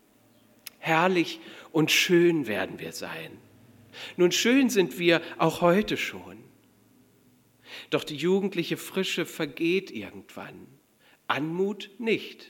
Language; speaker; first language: German; native; German